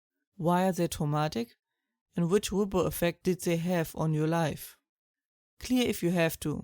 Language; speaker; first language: English; non-native, fluent; German